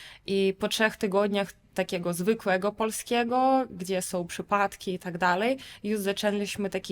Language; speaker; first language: Polish; non-native, fluent; Russian